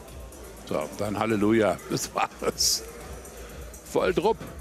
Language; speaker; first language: German; native; German